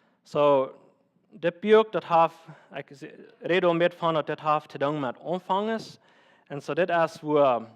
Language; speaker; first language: German; non-native, learner; Plautdietsch